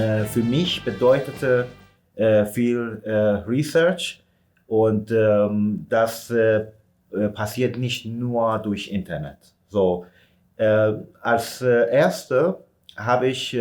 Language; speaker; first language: German; non-native, fluent; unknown